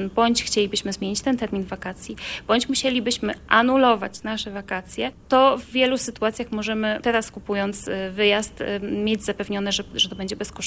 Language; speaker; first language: Polish; native; Polish